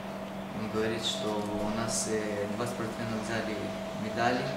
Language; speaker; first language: Russian; early bilingual, heritage; Hebrew